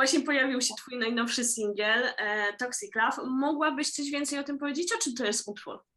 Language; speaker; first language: Polish; native; Polish